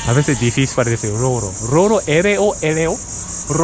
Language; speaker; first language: Spanish; non-native, learner; Japanese